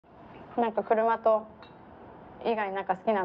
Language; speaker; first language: Japanese; native; Japanese